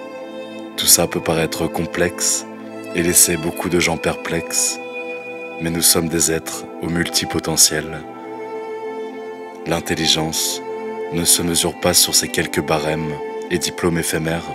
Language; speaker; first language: French; native; French